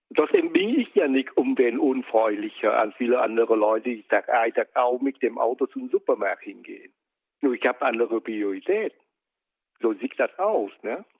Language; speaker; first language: German; non-native, learner; Vietnamese